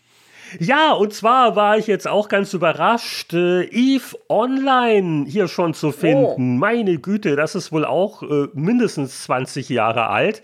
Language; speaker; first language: German; native; German